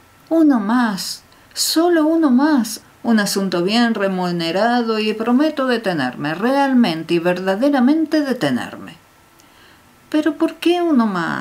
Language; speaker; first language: Spanish; native; Spanish